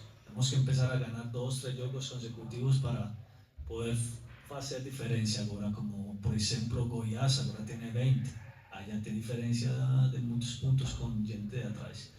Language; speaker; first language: Portuguese; non-native, learner; Spanish